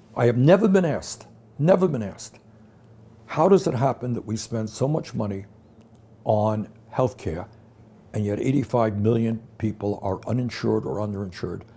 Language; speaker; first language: English; native; English